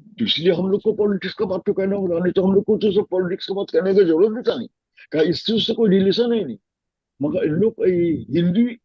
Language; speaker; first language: Hindi; non-native, fluent; Bangla